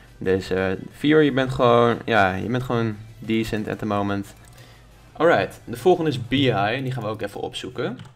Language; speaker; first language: Dutch; native; Dutch